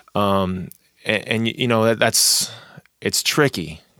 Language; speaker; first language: English; native; English